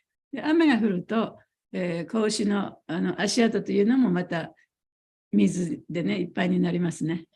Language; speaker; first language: Japanese; native; Japanese